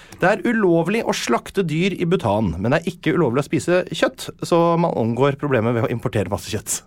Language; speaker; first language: Norwegian; native; Norwegian